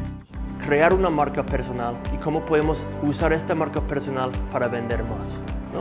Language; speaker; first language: Spanish; non-native, fluent; English